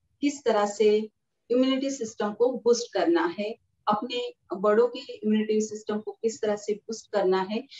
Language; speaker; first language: Hindi; non-native, local second language; Marathi